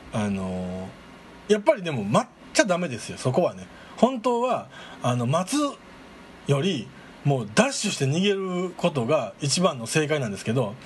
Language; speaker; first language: Japanese; native; Japanese